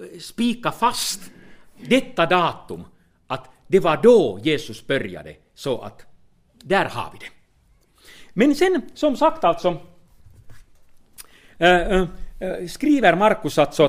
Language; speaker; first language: Swedish; non-native, fluent; Finnish